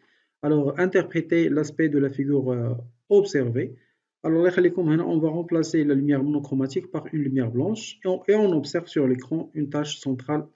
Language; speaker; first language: French; non-native, local second language; Arabic